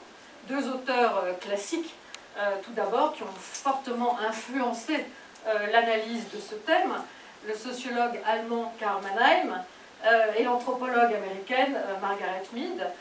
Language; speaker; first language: French; native; French